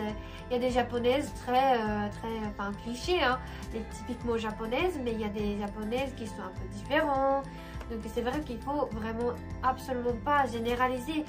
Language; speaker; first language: French; non-native, fluent; Japanese